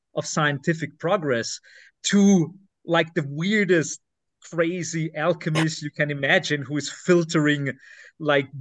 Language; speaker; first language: English; non-native, fluent; German